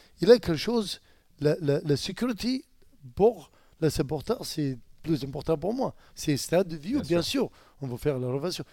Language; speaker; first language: French; non-native, learner; Arabic